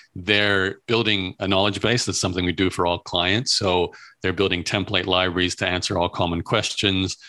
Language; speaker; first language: English; native; English